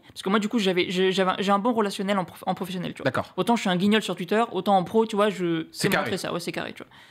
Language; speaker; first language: French; native; French